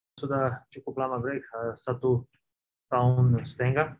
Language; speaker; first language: Indonesian; non-native, fluent; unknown